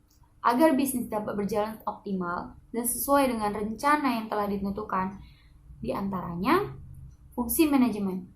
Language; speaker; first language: Indonesian; native; Indonesian